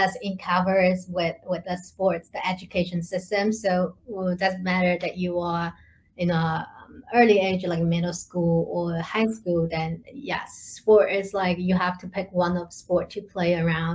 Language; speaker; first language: English; non-native, fluent; Chinese